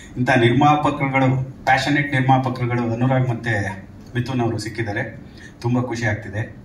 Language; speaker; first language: Kannada; native; Kannada